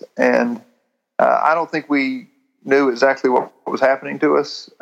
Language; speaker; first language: English; native; English